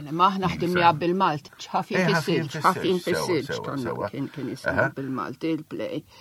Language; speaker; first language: Maltese; non-native, local second language; Italian